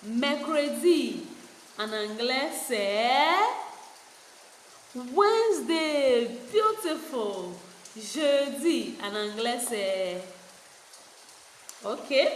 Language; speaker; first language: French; non-native, fluent; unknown